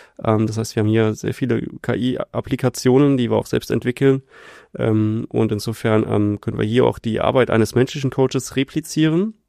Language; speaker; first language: German; native; German